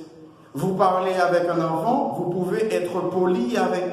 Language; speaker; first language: French; non-native, local second language; Haitian Creole